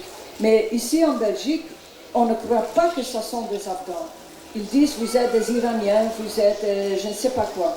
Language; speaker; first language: French; non-native, local second language; Dutch